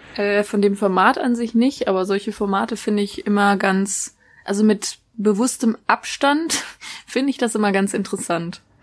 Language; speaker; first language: German; native; German